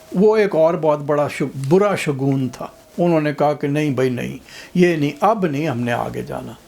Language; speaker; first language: Urdu; non-native, local second language; Punjabi